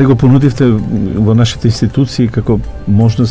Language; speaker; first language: Macedonian; native; Macedonian